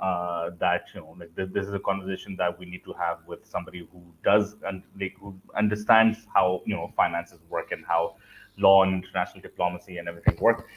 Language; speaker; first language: English; non-native, local second language; Urdu